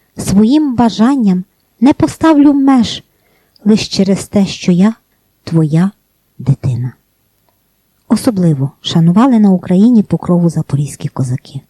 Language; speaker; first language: Ukrainian; native; Ukrainian